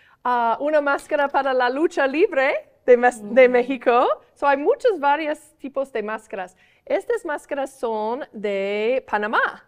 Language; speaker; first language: Spanish; non-native, fluent; English